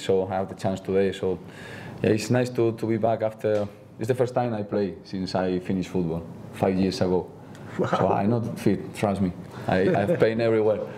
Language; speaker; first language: English; non-native, fluent; Spanish